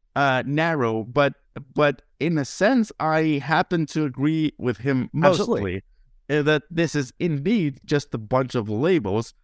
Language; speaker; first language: English; non-native, fluent; Lithuanian